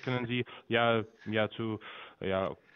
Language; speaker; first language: German; non-native, learner; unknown